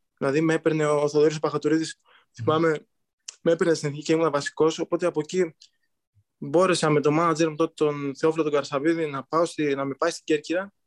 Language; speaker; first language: Greek; native; Greek